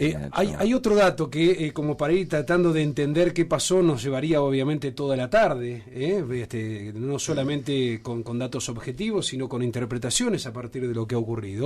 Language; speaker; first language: Spanish; native; Spanish